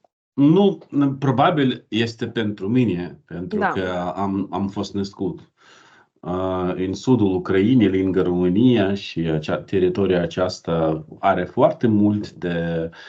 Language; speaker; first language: Romanian; non-native, learner; Ukrainian